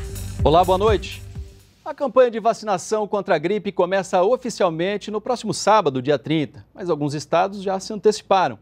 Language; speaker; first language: Portuguese; native; Portuguese